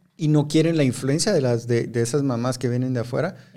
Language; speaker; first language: Spanish; native; Spanish